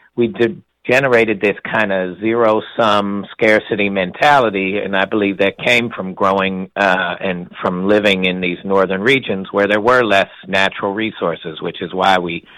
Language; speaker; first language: English; native; English